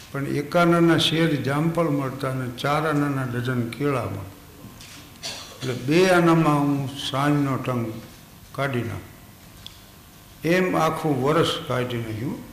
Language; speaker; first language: Gujarati; native; Gujarati